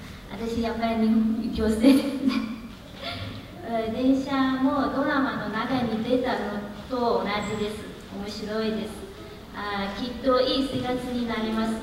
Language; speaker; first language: Japanese; non-native, learner; Chinese